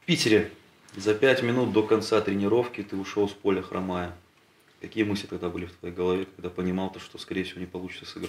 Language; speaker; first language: Russian; native; Russian